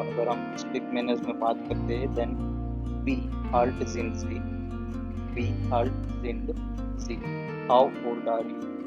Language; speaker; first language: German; non-native, learner; Hindi